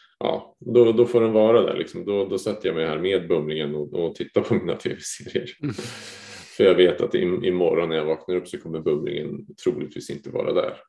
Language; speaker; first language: Swedish; native; Swedish